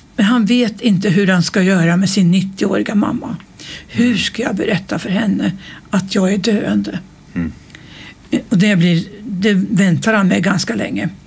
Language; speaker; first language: Swedish; native; Swedish